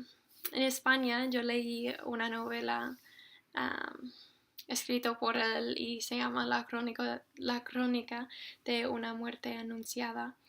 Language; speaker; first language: Spanish; non-native, fluent; English